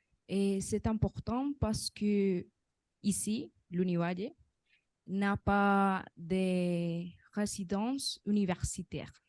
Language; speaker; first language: French; non-native, learner; Spanish